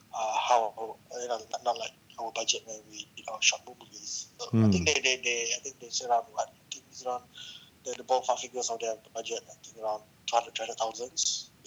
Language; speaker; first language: English; non-native, local second language; Malay